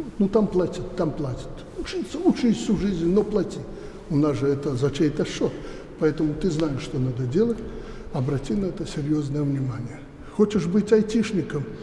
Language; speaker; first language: Russian; native; Russian